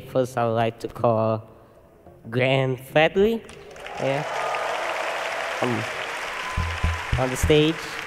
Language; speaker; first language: English; early bilingual, other home language; Indonesian